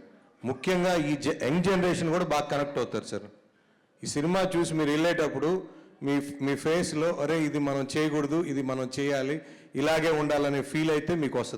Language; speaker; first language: Telugu; native; Telugu